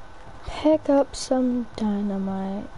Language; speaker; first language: English; native; English